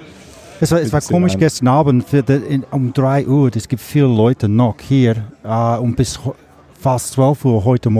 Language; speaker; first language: German; non-native, learner; English